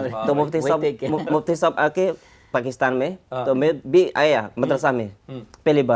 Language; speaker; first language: Hindi; non-native, fluent; Khmer